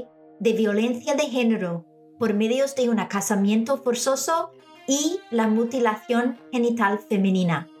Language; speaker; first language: Spanish; non-native, fluent; English